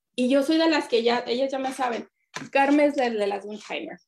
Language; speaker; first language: Spanish; native; Spanish